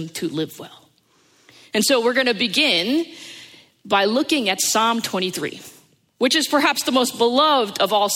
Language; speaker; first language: English; native; English